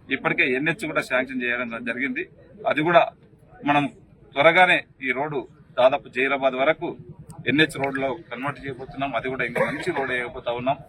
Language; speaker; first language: Telugu; native; Telugu